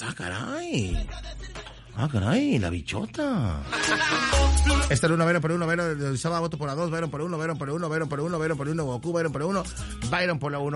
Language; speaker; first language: Spanish; native; Spanish